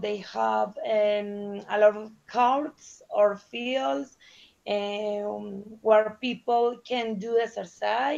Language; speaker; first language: English; non-native, learner; Spanish